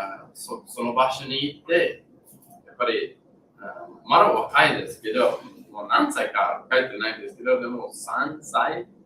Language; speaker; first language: Japanese; non-native, learner; English